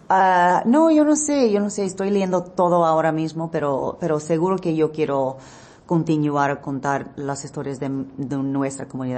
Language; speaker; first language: Spanish; early bilingual, heritage; English